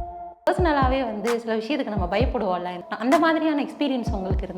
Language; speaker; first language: Tamil; native; Tamil